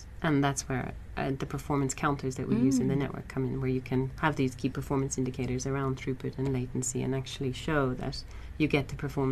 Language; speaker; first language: English; native; English